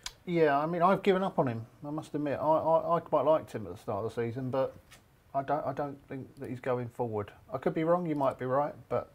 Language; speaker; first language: English; native; English